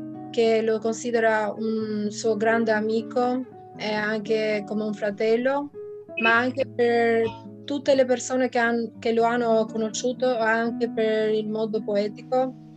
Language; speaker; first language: Italian; non-native, fluent; Albanian